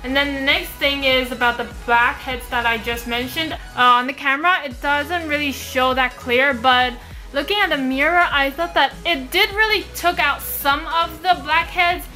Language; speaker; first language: English; non-native, fluent; Chinese